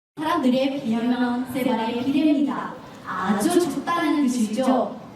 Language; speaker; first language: Korean; non-native, fluent; Lao